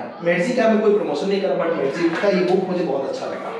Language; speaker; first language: Hindi; native; Hindi